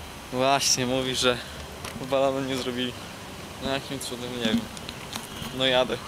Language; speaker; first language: Polish; native; Polish